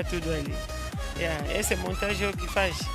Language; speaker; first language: Portuguese; non-native, learner; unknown